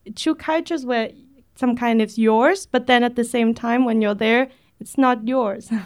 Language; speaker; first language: English; early bilingual, other home language; Vietnamese